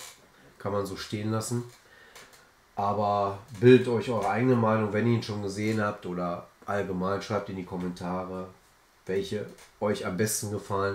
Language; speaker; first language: German; native; German